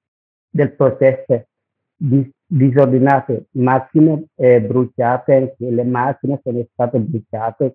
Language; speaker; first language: Italian; non-native, learner; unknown